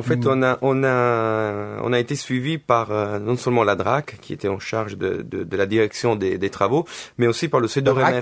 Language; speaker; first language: French; non-native, fluent; Italian